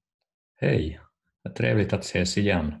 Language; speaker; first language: Swedish; non-native, fluent; Finnish